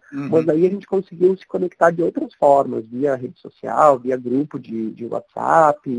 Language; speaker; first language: Portuguese; native; Portuguese